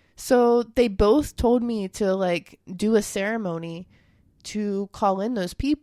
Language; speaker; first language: English; native; English